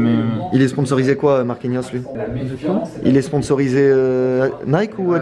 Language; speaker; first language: French; native; French